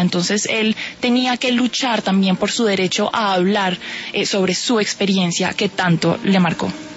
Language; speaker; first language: Spanish; native; Spanish